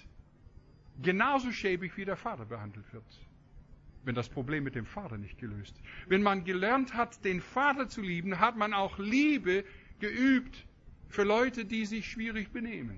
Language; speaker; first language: German; non-native, fluent; English